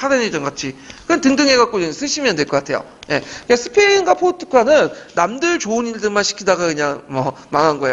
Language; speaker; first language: Korean; native; Korean